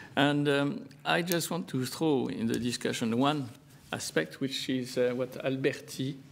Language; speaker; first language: English; non-native, fluent; French